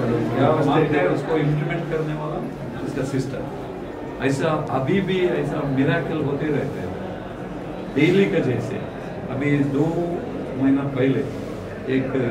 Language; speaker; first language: Hindi; non-native, local second language; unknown